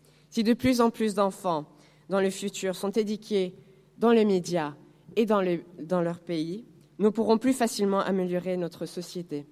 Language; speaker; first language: French; non-native, fluent; Spanish